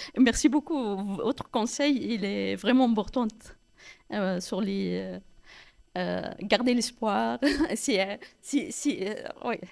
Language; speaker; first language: French; non-native, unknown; Arabic